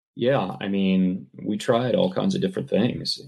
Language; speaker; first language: English; native; English